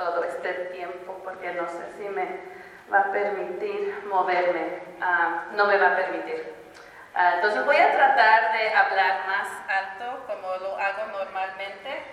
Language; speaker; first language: Spanish; early bilingual, heritage; Spanish